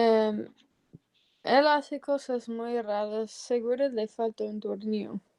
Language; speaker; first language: Spanish; non-native, learner; English